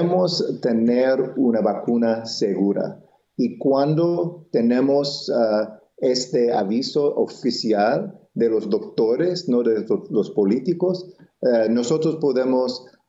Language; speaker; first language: Spanish; non-native, local second language; English